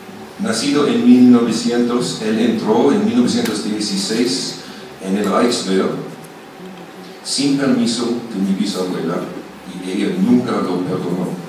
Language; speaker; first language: Spanish; non-native, fluent; German